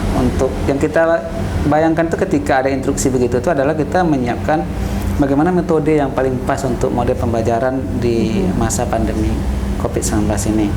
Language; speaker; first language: Indonesian; native; Indonesian